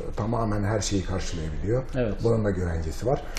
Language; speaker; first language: Turkish; native; Turkish